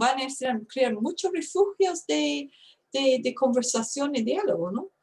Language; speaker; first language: Spanish; non-native, fluent; English